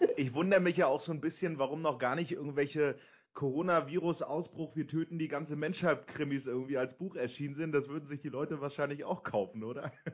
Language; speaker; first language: German; native; German